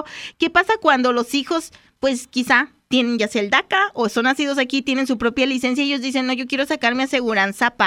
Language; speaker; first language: Spanish; native; Spanish